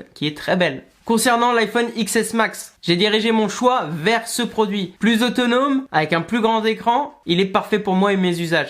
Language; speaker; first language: French; native; French